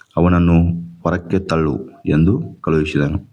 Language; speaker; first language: Kannada; native; Kannada